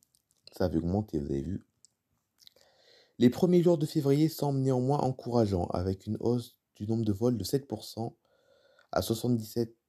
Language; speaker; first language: French; native; French